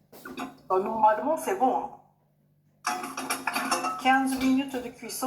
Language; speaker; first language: French; non-native, learner; Japanese